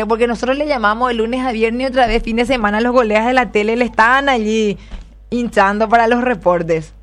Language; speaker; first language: Spanish; native; Spanish